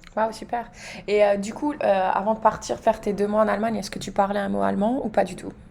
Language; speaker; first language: French; native; French